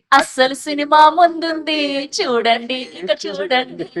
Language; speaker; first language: Telugu; native; Telugu